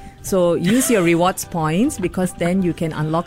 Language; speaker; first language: English; non-native, local second language; Tamil